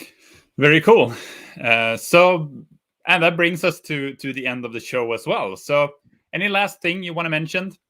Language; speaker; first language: English; non-native, fluent; Swedish